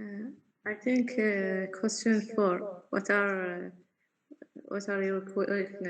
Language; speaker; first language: English; non-native, learner; Arabic